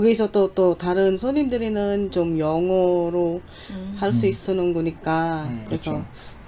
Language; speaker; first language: Korean; non-native, learner; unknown